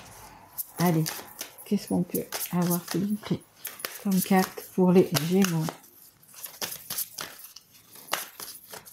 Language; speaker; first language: French; native; French